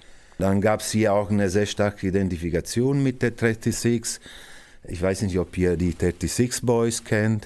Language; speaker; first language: German; non-native, fluent; Italian